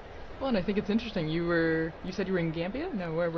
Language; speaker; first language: English; native; English